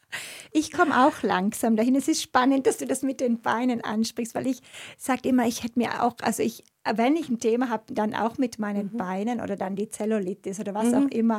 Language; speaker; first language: German; native; German